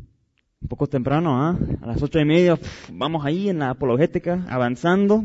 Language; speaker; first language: Spanish; non-native, fluent; English